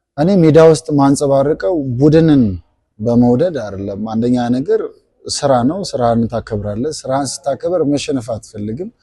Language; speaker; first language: Amharic; non-native, local second language; Sidamo